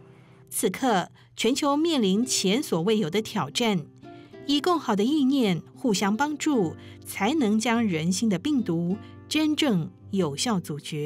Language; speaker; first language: Chinese; native; Chinese